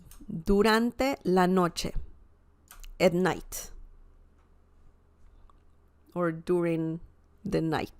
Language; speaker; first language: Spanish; non-native, fluent; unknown